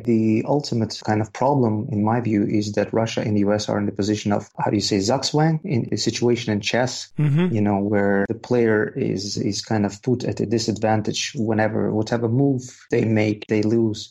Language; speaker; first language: English; non-native, fluent; Russian